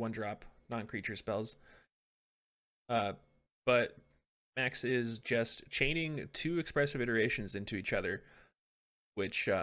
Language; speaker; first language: English; native; English